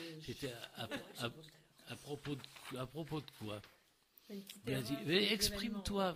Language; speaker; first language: French; native; French